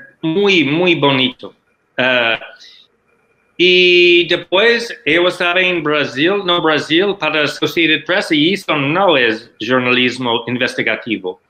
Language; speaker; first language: Portuguese; non-native, learner; English